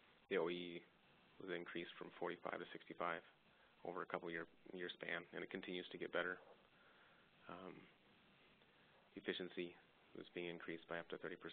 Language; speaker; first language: English; native; English